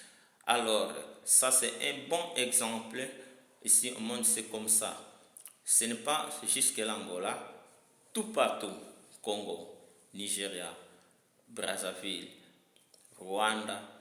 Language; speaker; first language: French; non-native, learner; Lingala